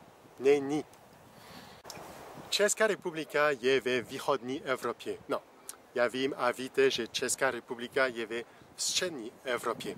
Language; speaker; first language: Czech; non-native, fluent; French